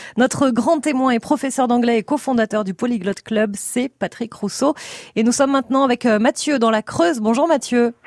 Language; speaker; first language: French; native; French